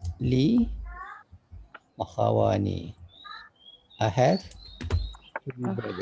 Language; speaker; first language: English; non-native, local second language; Malay